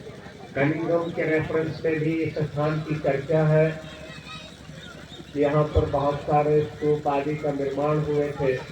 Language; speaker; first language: Hindi; native; Hindi